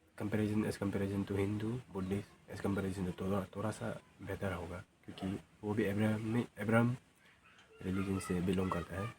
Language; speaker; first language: Hindi; non-native, local second language; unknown